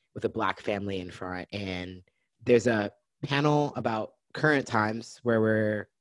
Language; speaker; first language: English; native; English